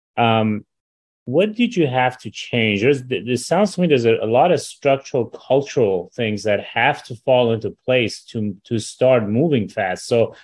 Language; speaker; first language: English; early bilingual, other home language; Persian